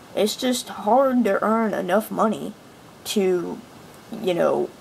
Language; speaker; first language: English; native; English